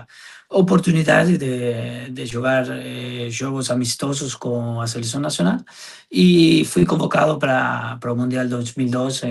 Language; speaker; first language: Portuguese; non-native, fluent; Spanish